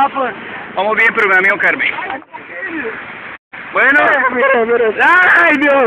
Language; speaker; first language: Spanish; native; Spanish